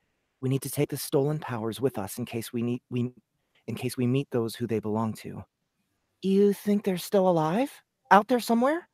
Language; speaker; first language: English; native; English